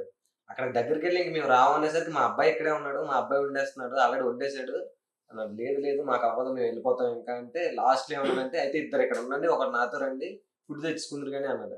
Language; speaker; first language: Telugu; native; Telugu